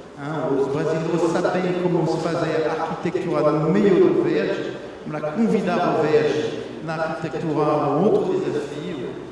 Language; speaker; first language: Portuguese; non-native, fluent; French